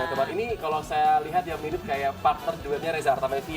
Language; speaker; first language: Indonesian; native; Indonesian